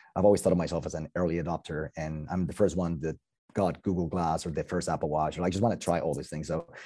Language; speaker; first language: English; non-native, fluent; Spanish